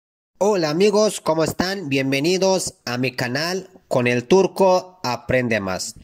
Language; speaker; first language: Spanish; non-native, fluent; Turkish